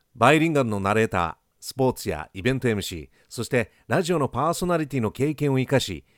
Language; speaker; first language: Japanese; early bilingual, heritage; Japanese